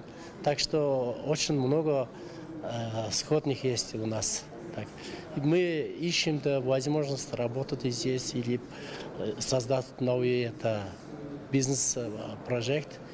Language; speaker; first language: Russian; non-native, learner; Mongolian